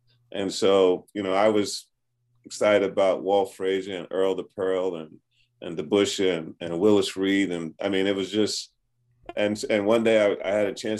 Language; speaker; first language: English; native; English